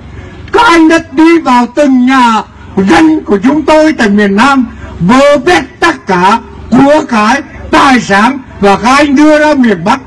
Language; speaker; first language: Vietnamese; native; Vietnamese